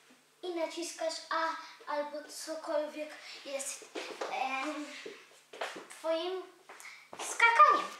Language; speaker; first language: Polish; early bilingual, heritage; Polish